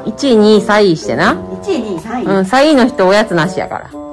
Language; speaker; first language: Japanese; native; Japanese